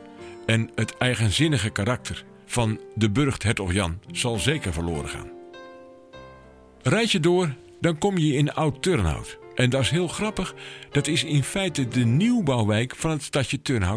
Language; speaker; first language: Dutch; native; Dutch